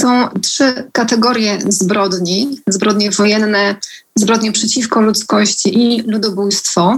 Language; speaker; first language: Polish; native; Polish